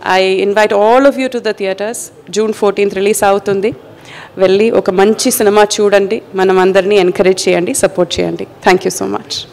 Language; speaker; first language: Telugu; non-native, fluent; Malayalam